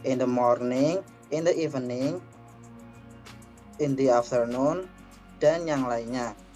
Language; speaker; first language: English; non-native, learner; Indonesian